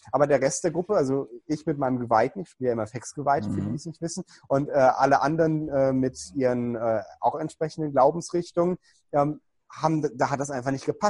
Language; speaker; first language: German; native; German